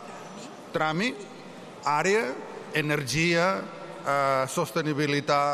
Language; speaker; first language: Italian; non-native, learner; Catalan